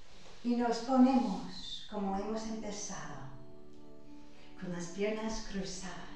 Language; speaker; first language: Spanish; non-native, fluent; English